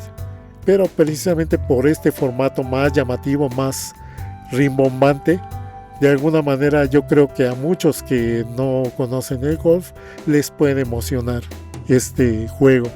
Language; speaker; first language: Spanish; native; Spanish